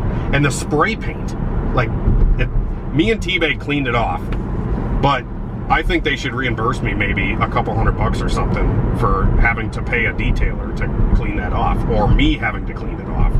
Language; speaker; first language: English; native; English